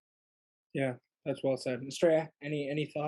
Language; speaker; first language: English; native; English